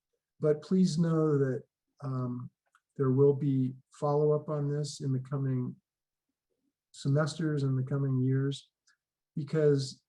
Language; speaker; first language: English; native; English